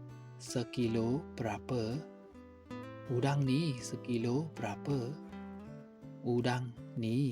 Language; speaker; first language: Indonesian; non-native, learner; Burmese